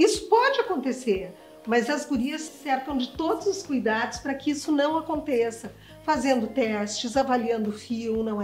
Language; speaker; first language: Portuguese; native; Portuguese